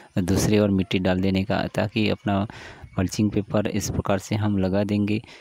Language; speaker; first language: Hindi; native; Hindi